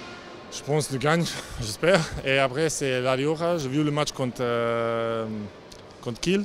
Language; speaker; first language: French; non-native, learner; Croatian